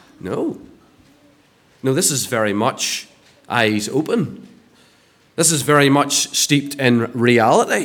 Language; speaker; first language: English; native; English